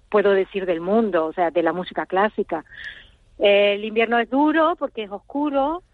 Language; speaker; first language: Spanish; native; Spanish